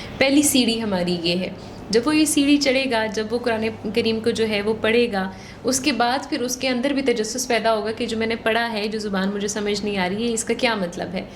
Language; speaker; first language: Urdu; native; Urdu